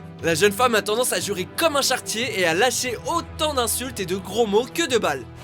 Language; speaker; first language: French; native; French